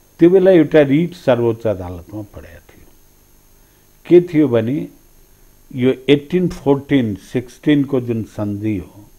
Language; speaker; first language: Nepali; non-native, local second language; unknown